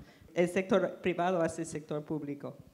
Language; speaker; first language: Spanish; non-native, fluent; English